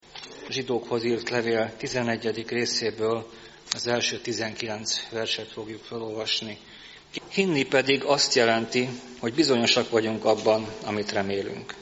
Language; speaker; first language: Hungarian; native; Hungarian